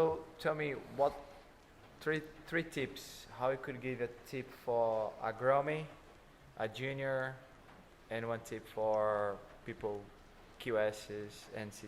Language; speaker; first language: English; non-native, fluent; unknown